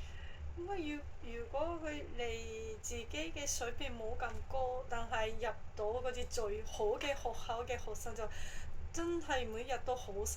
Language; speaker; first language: Cantonese; non-native, fluent; Japanese